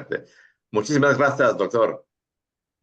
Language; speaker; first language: Spanish; non-native, fluent; French